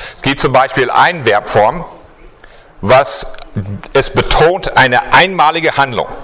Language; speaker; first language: German; non-native, fluent; English